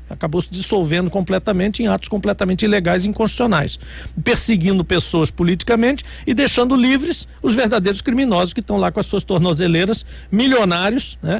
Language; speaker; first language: Portuguese; native; Portuguese